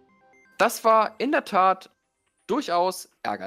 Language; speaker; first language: German; native; German